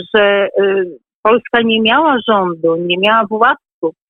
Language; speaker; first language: Polish; native; Polish